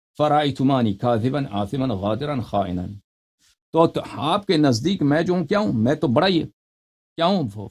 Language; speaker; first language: Urdu; non-native, fluent; Persian